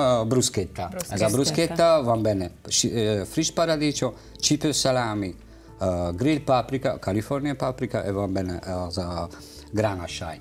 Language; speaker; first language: Hungarian; non-native, learner; Italian